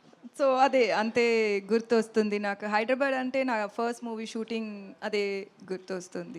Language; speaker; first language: Telugu; non-native, learner; Tamil